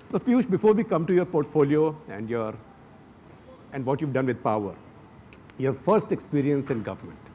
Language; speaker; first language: English; non-native, local second language; Hindi